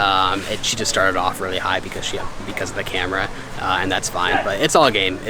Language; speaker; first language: English; native; English